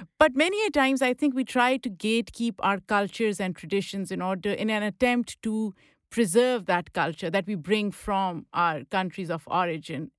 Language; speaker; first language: English; non-native, local second language; Pashto